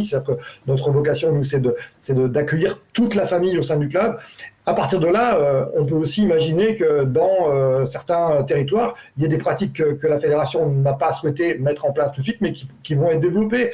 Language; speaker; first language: French; native; French